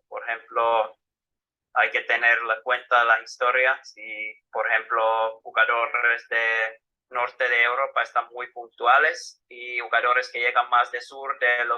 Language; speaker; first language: Spanish; non-native, fluent; Finnish